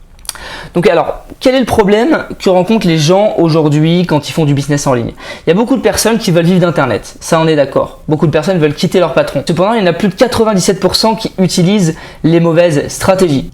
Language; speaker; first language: French; native; French